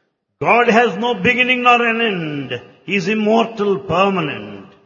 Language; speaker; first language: English; non-native, local second language; Telugu